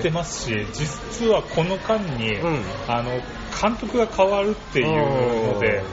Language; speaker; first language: Japanese; native; Japanese